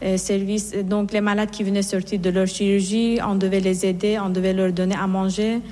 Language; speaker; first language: French; non-native, fluent; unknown